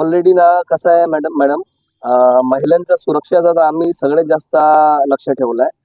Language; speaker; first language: Marathi; non-native, local second language; Hindi